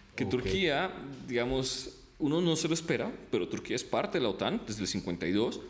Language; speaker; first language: Spanish; early bilingual, other home language; Russian